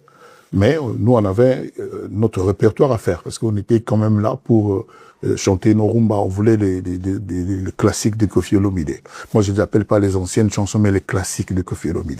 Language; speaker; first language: French; non-native, local second language; Lingala